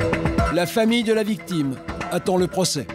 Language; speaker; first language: French; native; French